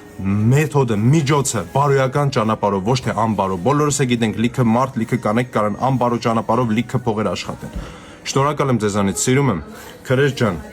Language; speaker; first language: Armenian; native; Armenian